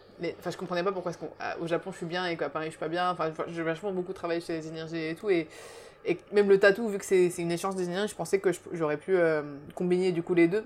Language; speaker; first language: French; early bilingual, other home language; Japanese